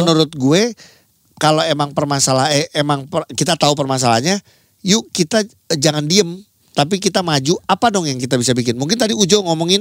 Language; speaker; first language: Indonesian; native; Indonesian